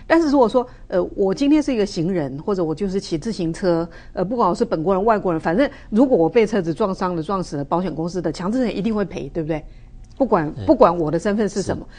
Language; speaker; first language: Chinese; native; Chinese